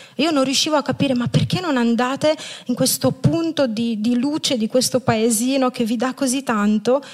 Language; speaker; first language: Italian; non-native, fluent; Romanian